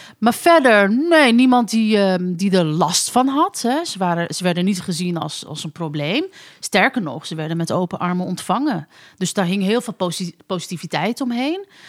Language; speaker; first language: Dutch; early bilingual, other home language; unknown